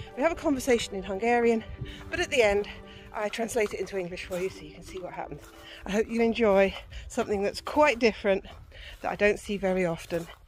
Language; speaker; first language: English; native; English